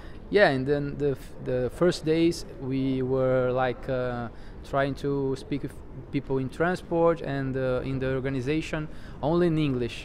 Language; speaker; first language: English; non-native, fluent; Portuguese